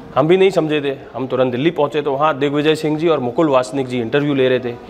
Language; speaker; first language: Hindi; native; Hindi